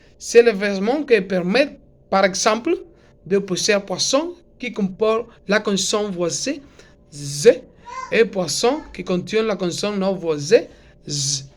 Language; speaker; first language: French; non-native, learner; Spanish